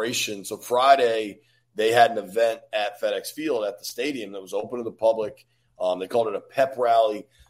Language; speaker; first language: English; native; English